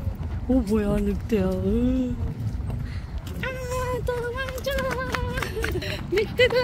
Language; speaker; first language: Korean; non-native, fluent; Filipino